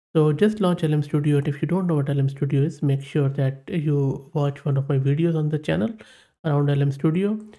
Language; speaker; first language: English; non-native, local second language; Urdu